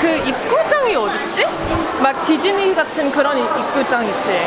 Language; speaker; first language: Korean; early bilingual, heritage; English